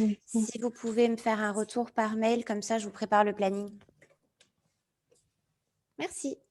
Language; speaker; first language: French; native; French